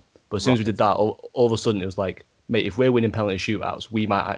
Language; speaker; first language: English; native; English